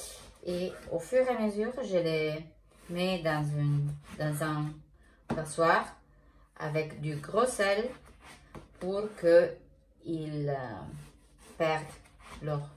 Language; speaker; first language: French; non-native, fluent; Italian